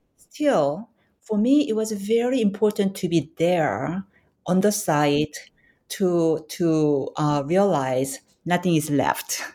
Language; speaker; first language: English; non-native, fluent; Korean